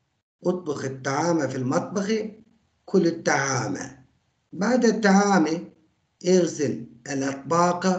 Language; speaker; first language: Arabic; non-native, fluent; Turkish